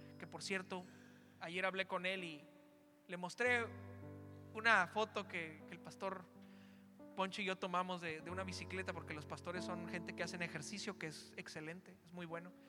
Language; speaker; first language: Spanish; early bilingual, heritage; Spanish